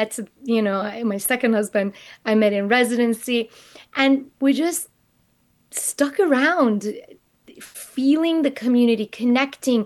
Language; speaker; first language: English; non-native, fluent; Persian